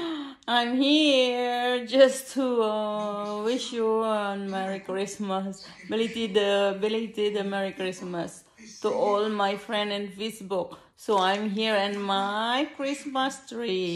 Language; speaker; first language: English; non-native, learner; Filipino